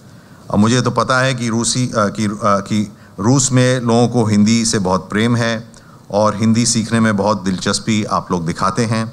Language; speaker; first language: Hindi; native; Hindi